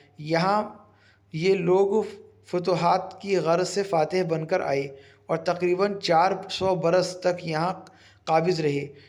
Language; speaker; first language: Urdu; native; Urdu